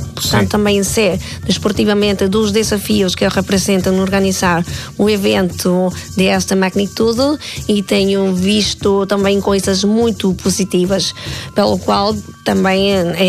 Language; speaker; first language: Portuguese; non-native, fluent; Spanish